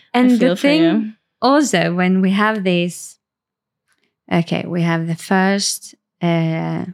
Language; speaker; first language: English; non-native, fluent; Swedish